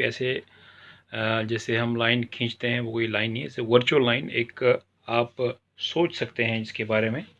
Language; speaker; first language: Hindi; non-native, local second language; Kashmiri